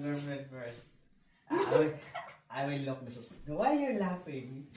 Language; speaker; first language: English; non-native, local second language; Filipino